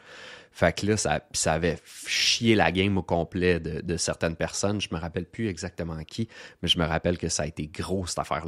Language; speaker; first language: French; native; French